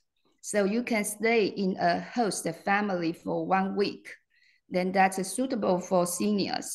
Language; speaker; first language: English; non-native, fluent; Chinese